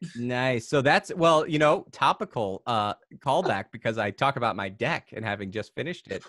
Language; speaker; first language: English; native; English